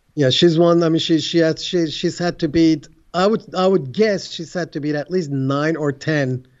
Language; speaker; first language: English; non-native, fluent; Turkish